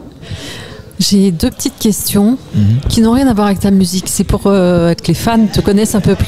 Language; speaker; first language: French; native; French